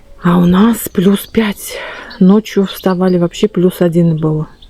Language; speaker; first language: Russian; native; Russian